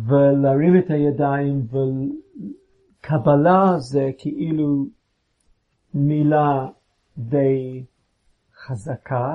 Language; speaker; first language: Hebrew; non-native, fluent; English